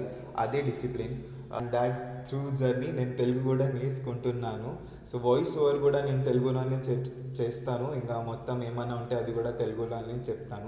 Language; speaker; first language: Telugu; early bilingual, heritage; Telugu